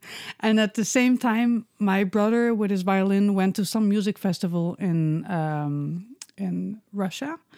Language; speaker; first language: English; non-native, fluent; Dutch